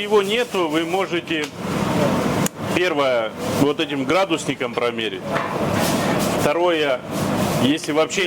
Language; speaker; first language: Russian; native; Russian